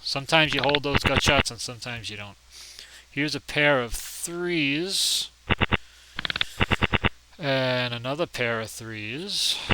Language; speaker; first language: English; native; English